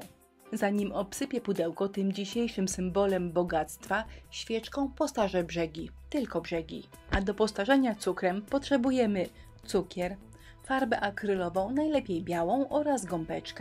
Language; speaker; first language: Polish; native; Polish